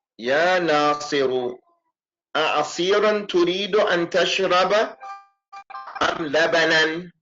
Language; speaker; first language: Arabic; non-native, fluent; English